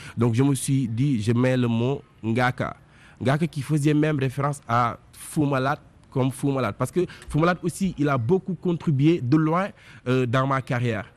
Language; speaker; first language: French; non-native, local second language; Wolof